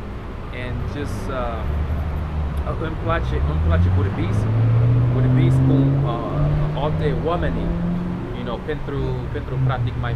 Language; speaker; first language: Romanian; non-native, learner; English